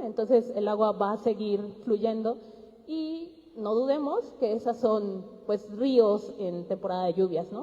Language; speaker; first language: Spanish; native; Spanish